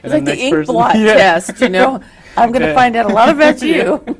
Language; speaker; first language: English; native; English